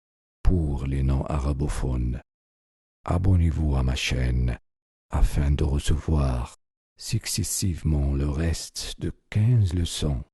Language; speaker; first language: French; non-native, local second language; Arabic